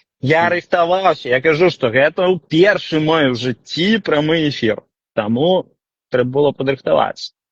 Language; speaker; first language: Belarusian; non-native, local second language; Russian